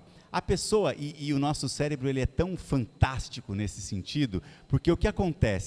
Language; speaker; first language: Portuguese; native; Portuguese